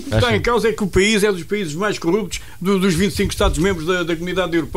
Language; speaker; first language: Portuguese; native; Portuguese